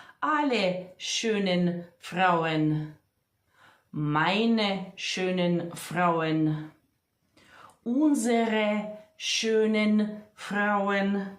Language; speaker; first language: German; non-native, fluent; Ukrainian